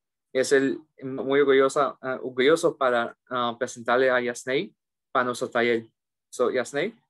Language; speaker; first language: Spanish; early bilingual, heritage; English